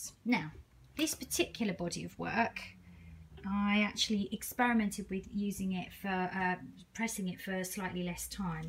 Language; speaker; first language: English; native; English